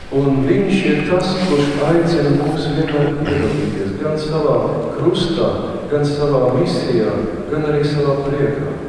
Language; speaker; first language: Latvian; native; Latvian